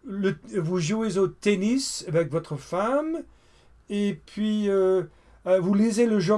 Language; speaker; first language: French; non-native, fluent; English